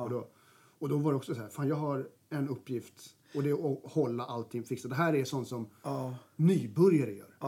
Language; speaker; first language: Swedish; early bilingual, other home language; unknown